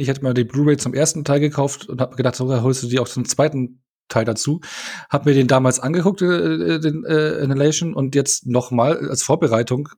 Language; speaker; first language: German; native; German